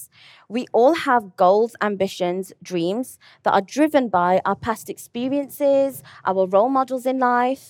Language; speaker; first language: English; native; English